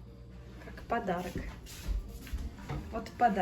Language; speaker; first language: Russian; early bilingual, heritage; English